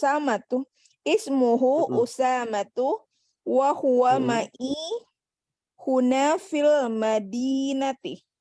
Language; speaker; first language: Arabic; non-native, learner; Indonesian